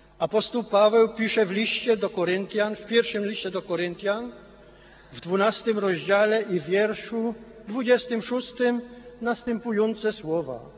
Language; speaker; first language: Polish; native; Polish